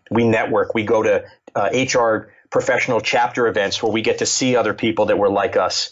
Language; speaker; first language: English; native; English